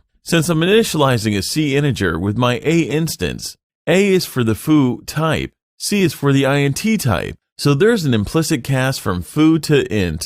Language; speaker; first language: English; non-native, fluent; French